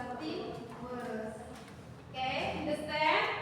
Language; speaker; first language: English; non-native, learner; Indonesian